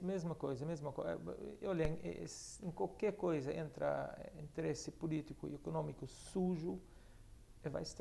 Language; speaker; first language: Portuguese; non-native, fluent; Arabic